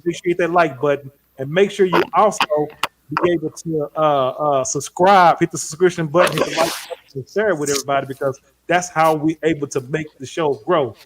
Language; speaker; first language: English; native; English